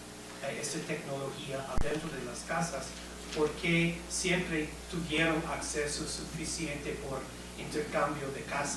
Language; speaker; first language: Spanish; non-native, fluent; English